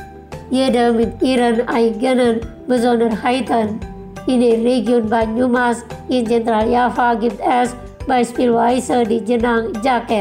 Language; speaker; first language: German; non-native, fluent; Indonesian